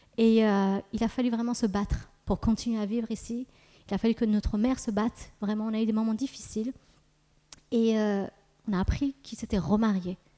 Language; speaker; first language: French; early bilingual, other home language; Persian